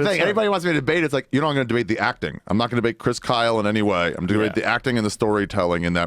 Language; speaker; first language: English; native; English